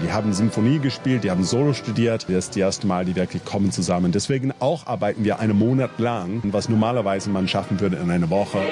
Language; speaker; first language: German; non-native, learner; English